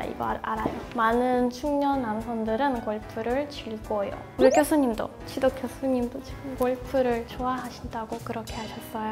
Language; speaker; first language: Korean; non-native, fluent; Russian